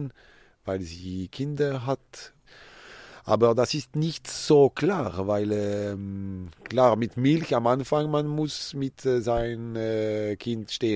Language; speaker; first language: German; non-native, local second language; French